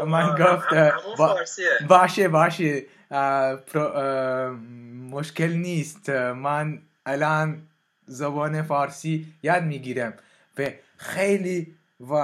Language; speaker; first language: Persian; non-native, learner; French